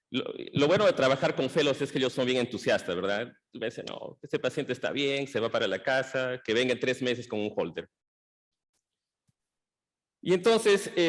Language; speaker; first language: Spanish; native; Spanish